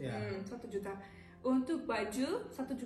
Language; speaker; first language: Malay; non-native, learner; Turkish